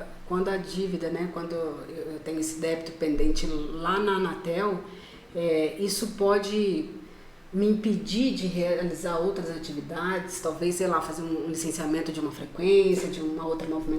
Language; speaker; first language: Portuguese; native; Portuguese